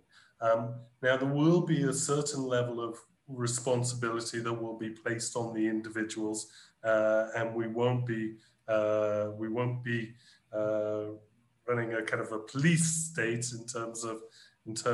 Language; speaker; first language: English; native; English